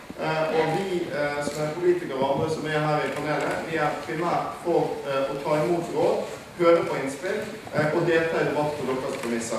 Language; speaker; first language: Norwegian; native; Norwegian